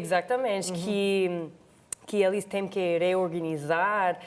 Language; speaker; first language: Portuguese; non-native, fluent; English